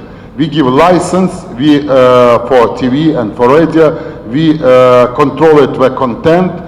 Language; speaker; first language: English; non-native, learner; Ukrainian